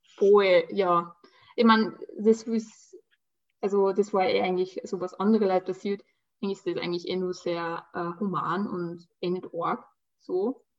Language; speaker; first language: German; early bilingual, other home language; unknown